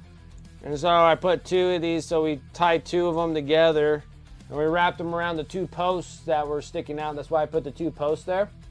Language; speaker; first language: English; native; English